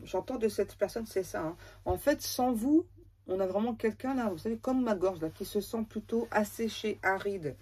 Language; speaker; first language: French; native; French